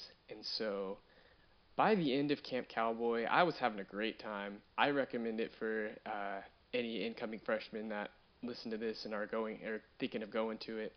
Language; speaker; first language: English; native; English